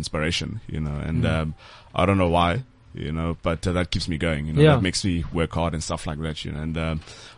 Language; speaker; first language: English; non-native, local second language; Zulu